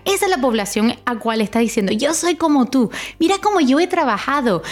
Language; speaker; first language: Spanish; early bilingual, heritage; Spanish